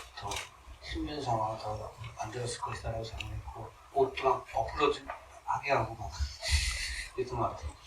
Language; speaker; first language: Korean; native; Korean